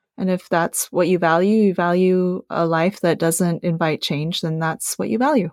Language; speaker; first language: English; early bilingual, other home language; Chinese